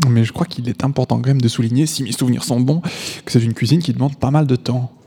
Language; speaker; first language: French; native; French